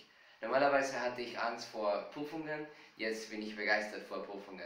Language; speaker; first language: German; non-native, fluent; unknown